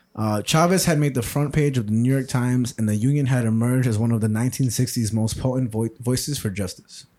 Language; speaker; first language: English; early bilingual, other home language; Spanish